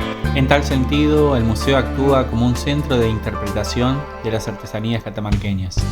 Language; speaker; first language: Spanish; native; Spanish